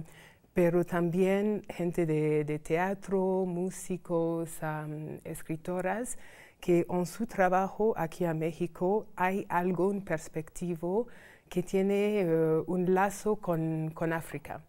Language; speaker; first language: Spanish; non-native, fluent; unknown